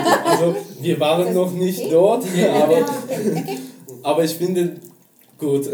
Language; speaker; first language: German; non-native, learner; Persian